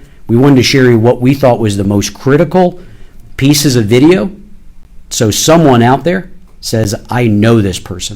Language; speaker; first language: English; native; English